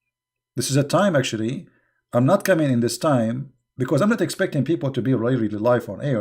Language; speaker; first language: English; non-native, fluent; Arabic